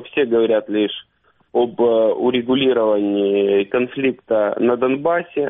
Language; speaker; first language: Russian; native; Russian